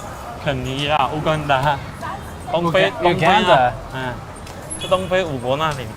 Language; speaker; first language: Chinese; native; Chinese